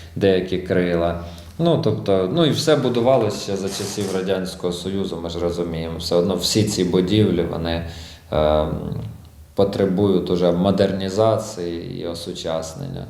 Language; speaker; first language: Ukrainian; native; Ukrainian